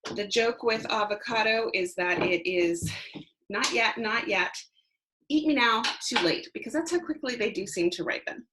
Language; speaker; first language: English; native; English